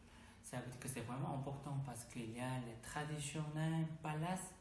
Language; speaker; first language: French; non-native, learner; Korean